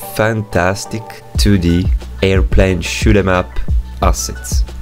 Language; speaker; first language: English; non-native, learner; Italian